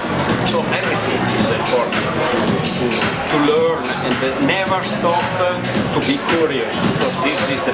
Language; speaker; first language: English; non-native, fluent; Italian